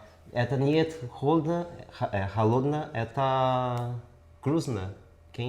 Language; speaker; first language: Russian; non-native, learner; Portuguese